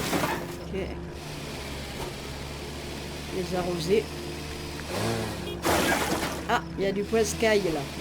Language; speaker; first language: French; native; French